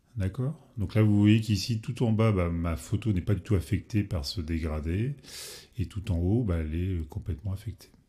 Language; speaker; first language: French; native; French